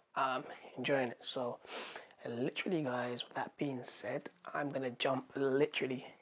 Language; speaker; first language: English; native; English